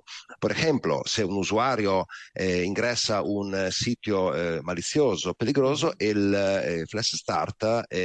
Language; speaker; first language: Spanish; non-native, learner; Italian